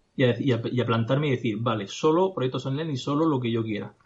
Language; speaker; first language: Spanish; native; Spanish